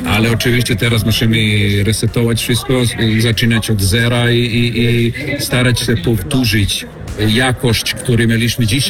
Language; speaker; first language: Polish; non-native, fluent; Serbian